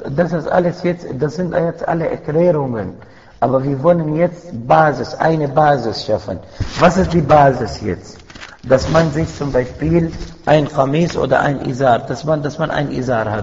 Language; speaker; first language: German; non-native, fluent; Arabic